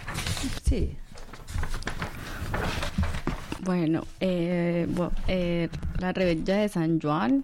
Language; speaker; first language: Catalan; non-native, learner; Spanish